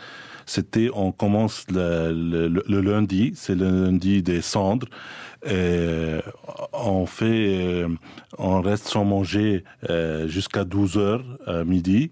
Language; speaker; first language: French; non-native, local second language; Arabic